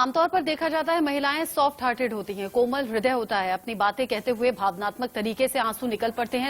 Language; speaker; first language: Hindi; native; Hindi